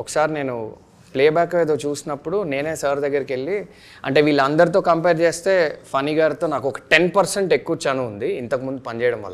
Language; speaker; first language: Telugu; native; Telugu